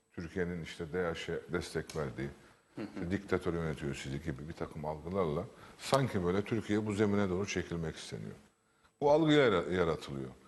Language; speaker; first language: Turkish; native; Turkish